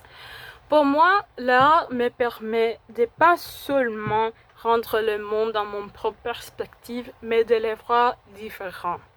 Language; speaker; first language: French; non-native, fluent; Spanish